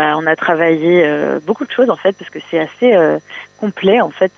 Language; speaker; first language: French; native; French